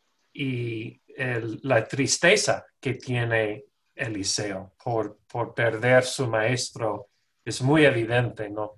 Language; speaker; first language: Spanish; non-native, fluent; English